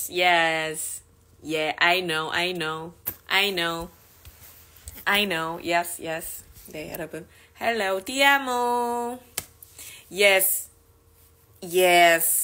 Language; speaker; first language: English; non-native, learner; Korean